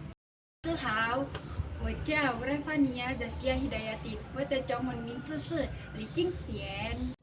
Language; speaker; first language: Chinese; non-native, learner; Indonesian